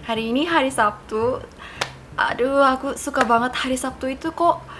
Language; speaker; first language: Indonesian; non-native, fluent; Japanese